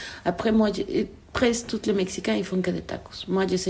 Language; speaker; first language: French; non-native, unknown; Spanish